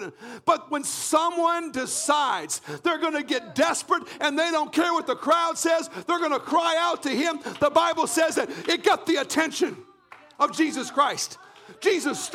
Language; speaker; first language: English; native; English